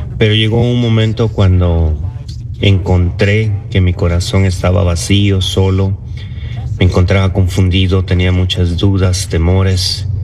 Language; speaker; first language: Spanish; early bilingual, other home language; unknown